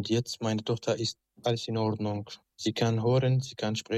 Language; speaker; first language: German; non-native, learner; Arabic